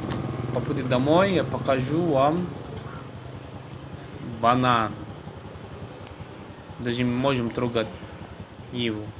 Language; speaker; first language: Russian; non-native, fluent; Javanese